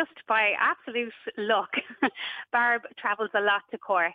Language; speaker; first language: English; native; English